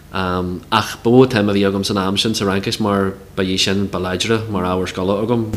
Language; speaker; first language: Irish; non-native, local second language; English